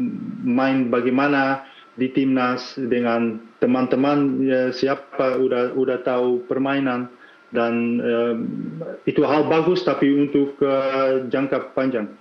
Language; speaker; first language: Indonesian; non-native, fluent; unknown